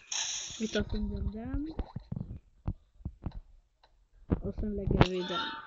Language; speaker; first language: Swedish; early bilingual, other home language; French